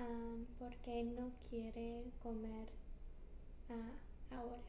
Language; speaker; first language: Spanish; non-native, learner; English